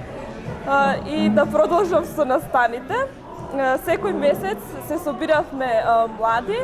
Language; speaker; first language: Macedonian; non-native, local second language; Albanian